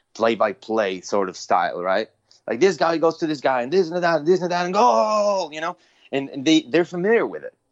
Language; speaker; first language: English; non-native, fluent; Spanish